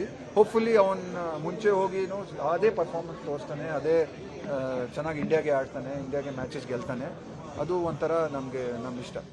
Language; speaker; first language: Kannada; non-native, local second language; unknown